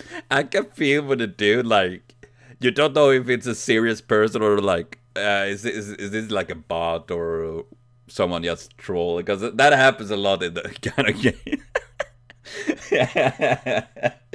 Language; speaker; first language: English; non-native, fluent; Swedish